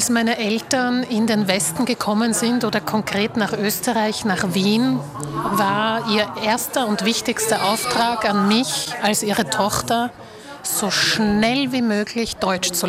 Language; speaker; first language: German; early bilingual, other home language; Slovak